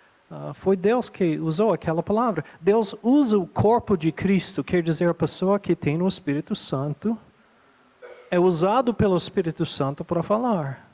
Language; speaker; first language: Portuguese; non-native, fluent; English